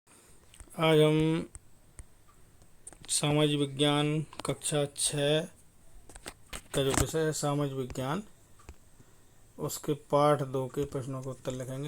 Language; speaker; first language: Hindi; native; Hindi